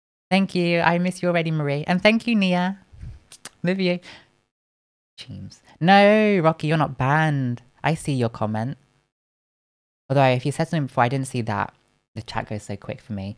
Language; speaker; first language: English; native; English